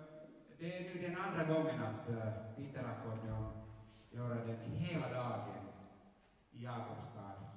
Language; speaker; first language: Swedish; non-native, local second language; Finnish